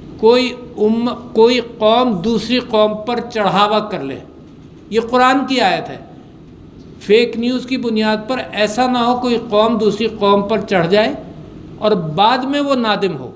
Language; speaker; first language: Urdu; native; Urdu